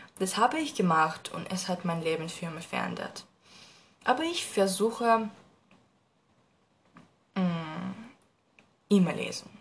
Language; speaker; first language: German; non-native, learner; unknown